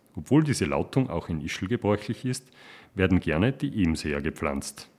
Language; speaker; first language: German; native; German